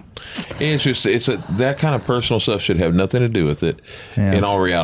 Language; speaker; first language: English; native; English